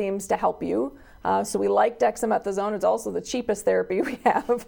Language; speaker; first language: English; native; English